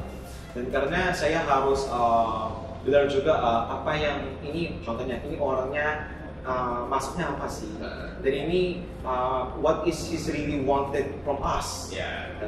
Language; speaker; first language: Indonesian; non-native, learner; Filipino